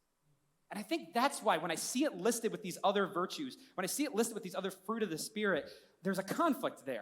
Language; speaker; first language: English; native; English